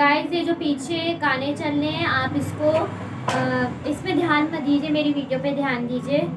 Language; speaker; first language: Hindi; native; Hindi